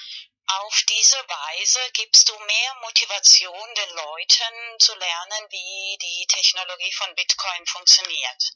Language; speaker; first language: German; non-native, fluent; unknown